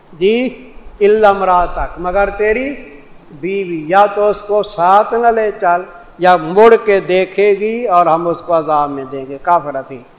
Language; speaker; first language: Urdu; non-native, local second language; Saraiki